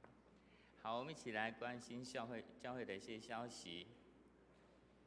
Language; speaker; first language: Chinese; native; Chinese